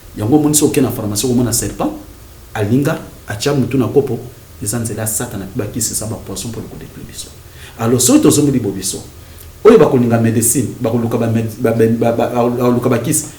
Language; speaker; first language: Lingala; non-native, local second language; Kongo